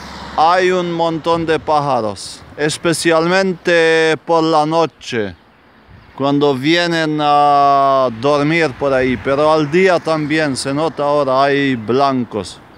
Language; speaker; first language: Spanish; non-native, fluent; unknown